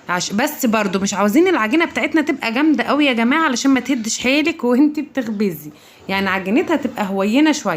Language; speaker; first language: Arabic; native; Arabic